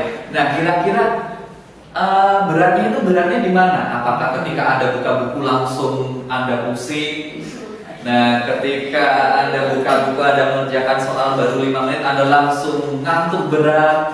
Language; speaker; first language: Indonesian; native; Indonesian